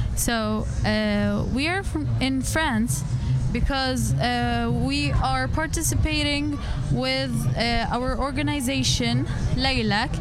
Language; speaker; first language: English; non-native, fluent; Arabic